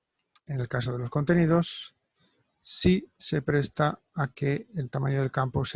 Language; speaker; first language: Spanish; native; Spanish